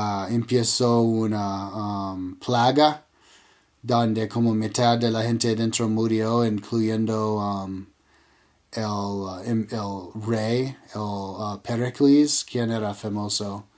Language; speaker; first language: Spanish; non-native, learner; English